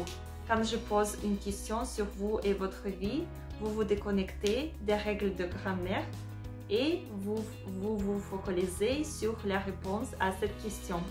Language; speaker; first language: French; non-native, fluent; Russian